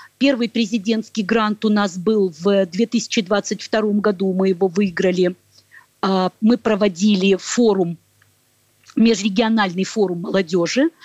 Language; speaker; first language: Russian; native; Russian